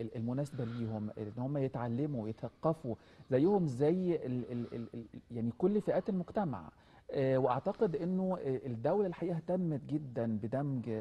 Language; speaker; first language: Arabic; native; Arabic